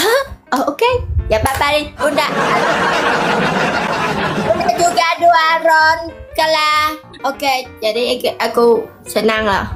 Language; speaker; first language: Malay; non-native, learner; Vietnamese